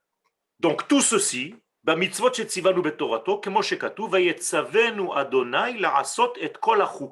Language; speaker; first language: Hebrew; non-native, fluent; French